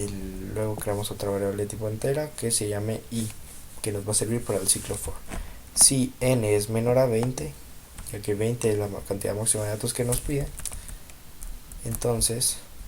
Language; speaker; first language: Spanish; native; Spanish